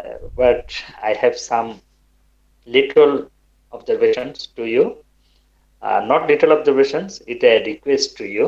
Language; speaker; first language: English; non-native, learner; Bangla